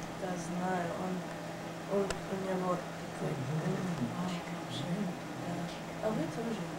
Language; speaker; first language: Russian; non-native, learner; English